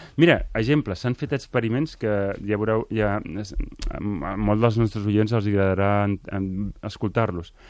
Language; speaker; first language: Catalan; native; Catalan